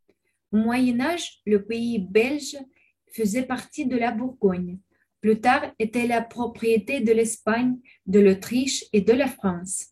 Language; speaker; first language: French; non-native, fluent; Russian